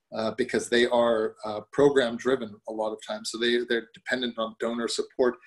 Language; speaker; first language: English; early bilingual, other home language; German